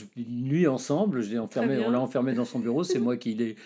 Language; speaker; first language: French; native; French